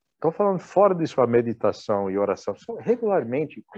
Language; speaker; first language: Portuguese; non-native, fluent; English